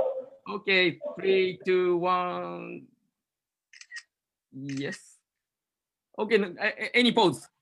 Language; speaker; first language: English; non-native, learner; Japanese